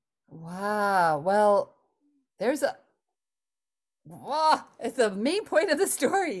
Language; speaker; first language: English; native; English